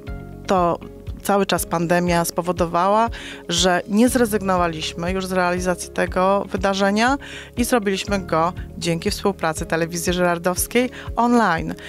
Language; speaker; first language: Polish; native; Polish